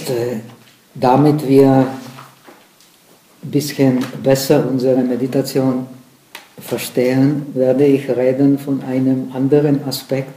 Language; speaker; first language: German; non-native, fluent; Czech